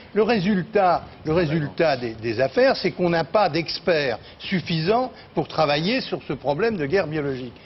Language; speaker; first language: French; native; French